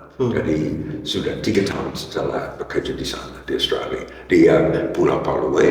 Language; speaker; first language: Indonesian; non-native, fluent; English